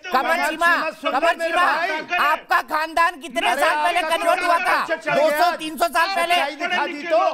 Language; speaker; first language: Hindi; native; Hindi